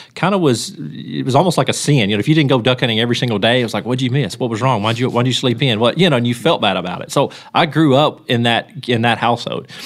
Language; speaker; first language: English; native; English